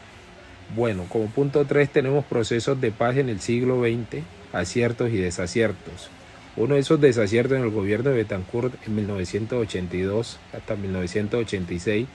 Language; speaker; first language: Spanish; native; Spanish